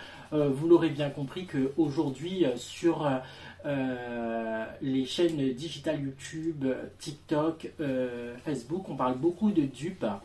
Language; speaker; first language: French; native; French